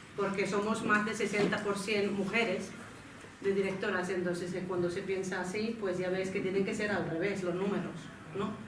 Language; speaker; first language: Spanish; non-native, fluent; Finnish